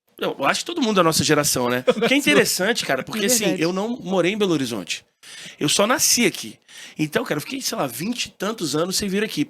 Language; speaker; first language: Portuguese; early bilingual, heritage; Portuguese